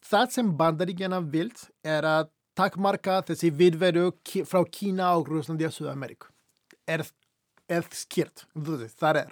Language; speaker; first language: Icelandic; non-native, fluent; Spanish